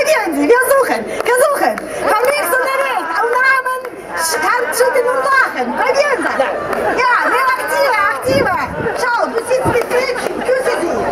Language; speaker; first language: German; non-native, learner; Russian